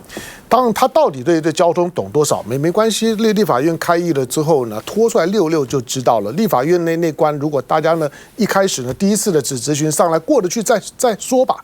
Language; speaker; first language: Chinese; native; Chinese